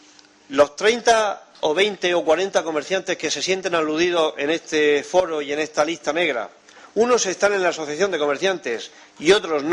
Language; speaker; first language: Spanish; native; Spanish